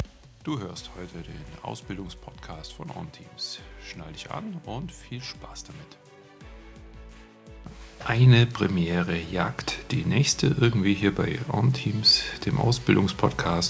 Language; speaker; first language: German; native; German